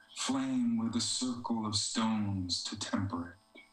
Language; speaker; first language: English; native; English